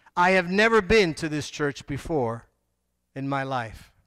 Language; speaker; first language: English; native; English